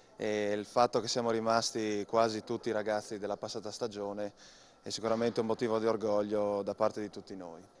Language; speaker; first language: Italian; native; Italian